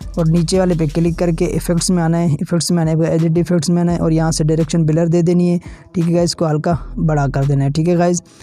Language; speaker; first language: Urdu; non-native, local second language; Sindhi